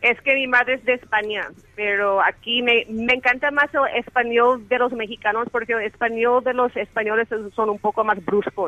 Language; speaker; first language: Spanish; early bilingual, heritage; English